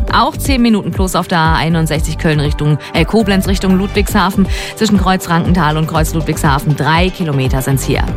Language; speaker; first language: German; native; German